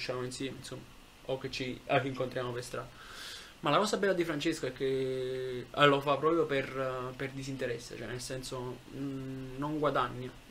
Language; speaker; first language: Italian; native; Italian